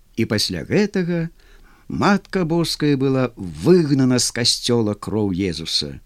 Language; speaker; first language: Belarusian; native; Belarusian